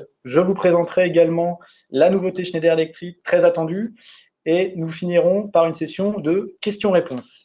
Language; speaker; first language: French; native; French